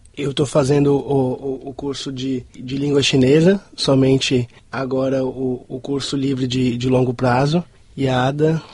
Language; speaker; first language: Portuguese; native; Portuguese